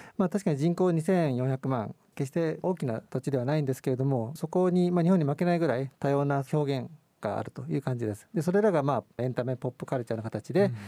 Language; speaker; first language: Japanese; native; Japanese